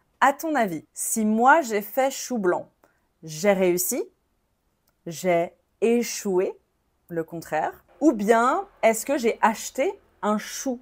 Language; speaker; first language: French; native; French